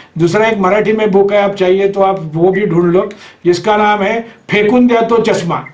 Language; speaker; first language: Hindi; non-native, local second language; Marathi